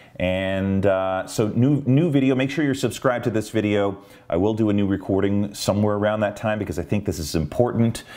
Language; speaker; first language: English; native; English